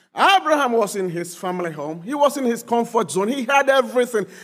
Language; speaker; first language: English; non-native, local second language; Akan